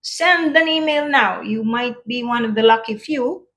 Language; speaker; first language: English; non-native, local second language; Filipino